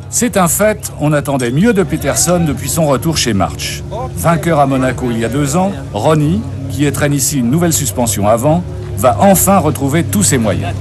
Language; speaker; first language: French; native; French